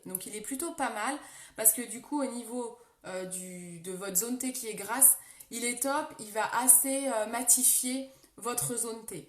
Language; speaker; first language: French; native; French